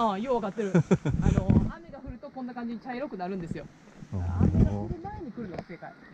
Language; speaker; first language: Japanese; native; Japanese